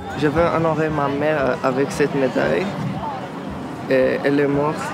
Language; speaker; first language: French; non-native, learner; Arabic